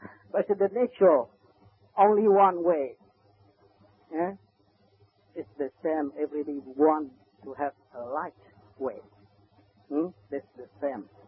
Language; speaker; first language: English; non-native, learner; Vietnamese